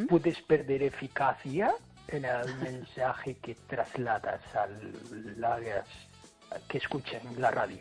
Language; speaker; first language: Spanish; non-native, fluent; English